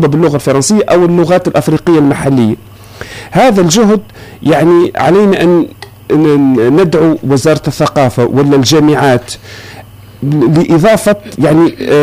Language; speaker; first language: Arabic; native; Arabic